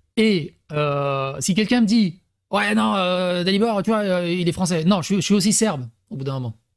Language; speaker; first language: French; early bilingual, other home language; Serbian